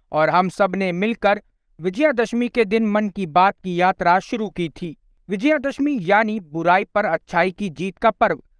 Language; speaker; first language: Hindi; native; Hindi